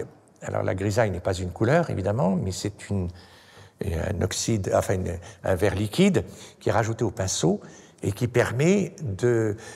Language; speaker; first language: French; native; French